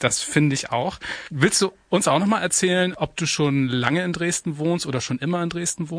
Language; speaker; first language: German; native; German